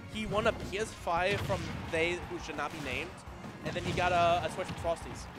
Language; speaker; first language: English; native; English